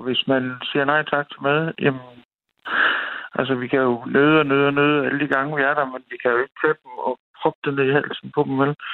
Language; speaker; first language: Danish; native; Danish